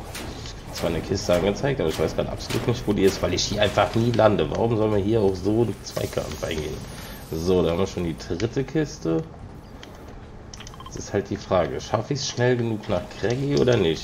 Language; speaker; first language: German; native; German